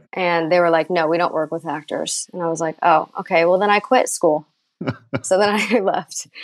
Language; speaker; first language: English; native; English